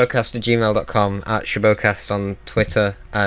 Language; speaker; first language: English; native; English